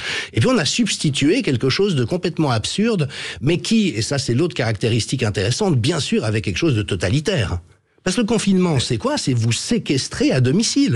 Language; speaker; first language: French; native; French